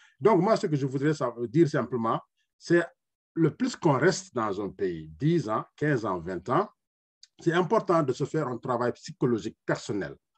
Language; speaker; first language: French; non-native, local second language; Wolof